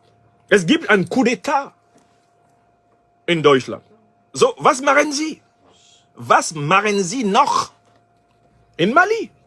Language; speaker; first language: German; non-native, learner; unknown